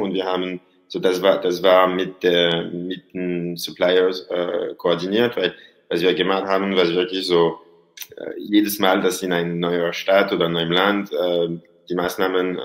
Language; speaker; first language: German; non-native, learner; French